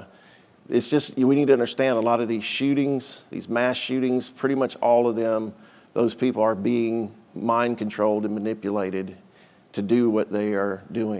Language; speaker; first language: English; native; English